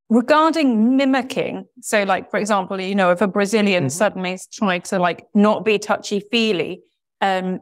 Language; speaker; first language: English; native; English